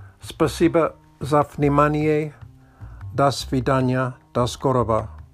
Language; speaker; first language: Russian; non-native, learner; English